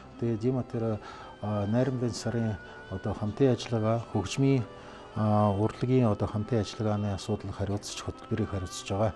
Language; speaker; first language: Mongolian; non-native, fluent; Russian